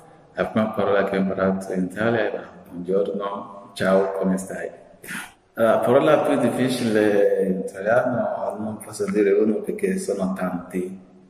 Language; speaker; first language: Italian; non-native, fluent; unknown